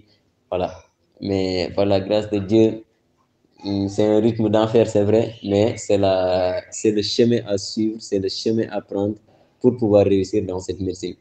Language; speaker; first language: French; non-native, local second language; Wolof